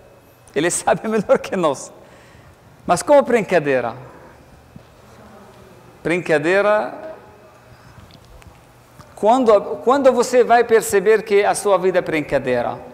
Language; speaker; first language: Portuguese; non-native, learner; Arabic